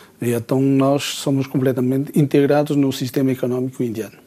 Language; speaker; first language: Portuguese; early bilingual, heritage; Portuguese